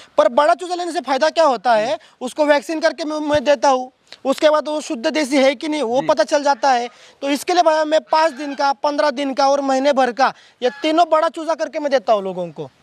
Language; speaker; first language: Hindi; non-native, local second language; Marathi